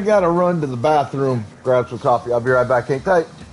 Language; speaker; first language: English; native; English